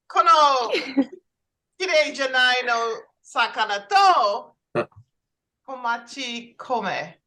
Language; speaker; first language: Japanese; non-native, learner; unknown